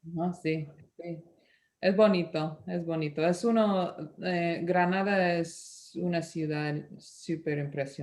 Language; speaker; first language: Spanish; non-native, fluent; English